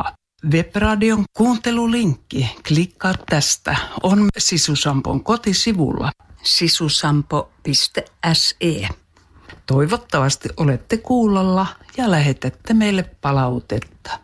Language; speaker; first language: Finnish; native; Finnish